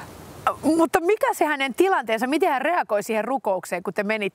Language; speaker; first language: Finnish; native; Finnish